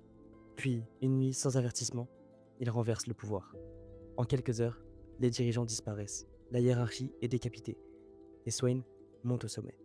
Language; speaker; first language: French; native; French